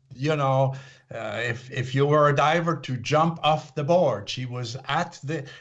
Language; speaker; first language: English; non-native, fluent; Swiss German